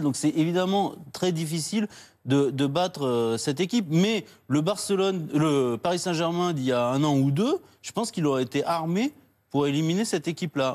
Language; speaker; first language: French; native; French